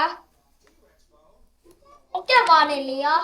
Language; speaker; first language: Finnish; early bilingual, other home language; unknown